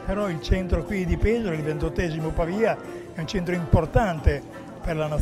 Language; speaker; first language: Italian; native; Italian